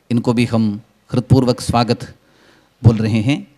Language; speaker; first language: Hindi; non-native, local second language; Kannada